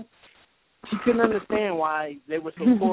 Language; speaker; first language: English; native; English